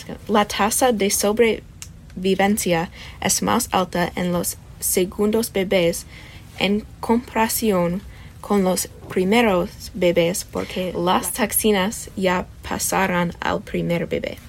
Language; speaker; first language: Spanish; non-native, learner; English